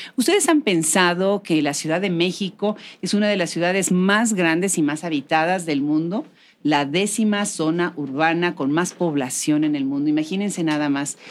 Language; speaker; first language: Spanish; native; Spanish